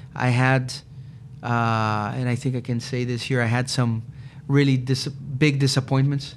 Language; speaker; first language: English; non-native, fluent; Portuguese